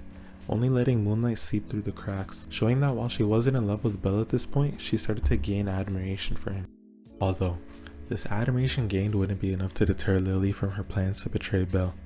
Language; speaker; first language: English; native; English